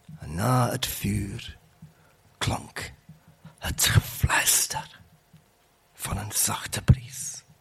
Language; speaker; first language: Dutch; non-native, fluent; English